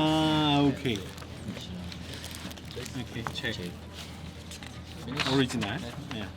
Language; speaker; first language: Korean; non-native, learner; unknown